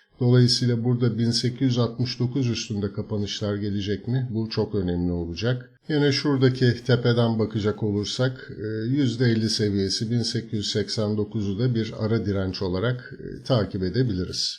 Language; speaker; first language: Turkish; native; Turkish